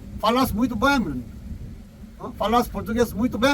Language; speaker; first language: Portuguese; non-native, learner; Korean